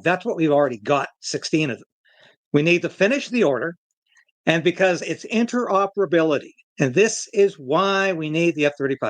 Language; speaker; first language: English; native; English